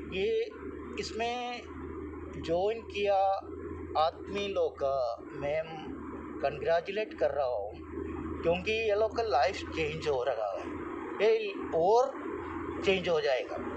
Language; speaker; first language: Hindi; non-native, local second language; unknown